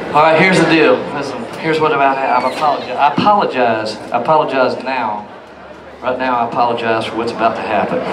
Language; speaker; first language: English; native; English